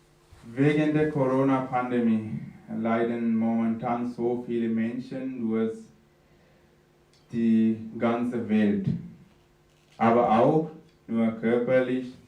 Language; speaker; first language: German; non-native, fluent; Sinhala